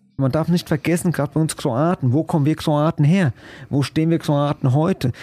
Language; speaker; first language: German; early bilingual, other home language; Croatian